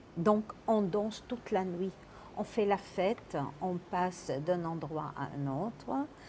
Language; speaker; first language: French; non-native, local second language; Arabic